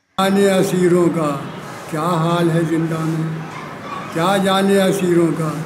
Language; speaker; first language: Urdu; native; Urdu